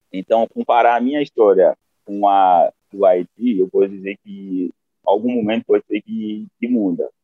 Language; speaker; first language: Portuguese; non-native, fluent; Haitian Creole